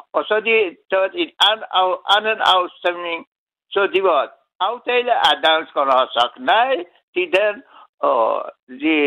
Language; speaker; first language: Danish; non-native, learner; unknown